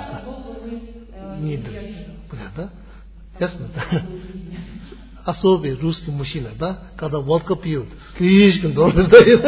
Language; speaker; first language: Russian; non-native, learner; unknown